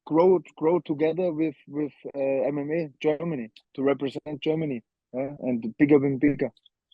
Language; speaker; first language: English; non-native, learner; German